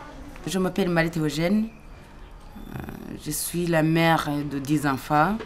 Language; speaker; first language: French; non-native, learner; Kinyarwanda